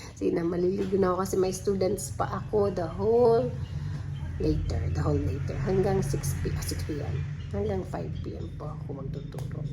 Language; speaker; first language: Filipino; non-native, local second language; Waray